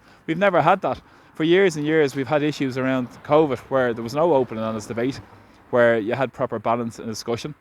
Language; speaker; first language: English; native; English